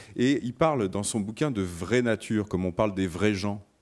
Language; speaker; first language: French; native; French